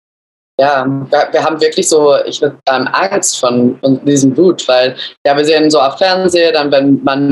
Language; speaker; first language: German; early bilingual, other home language; English